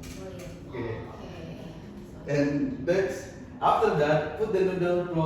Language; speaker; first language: English; non-native, learner; Indonesian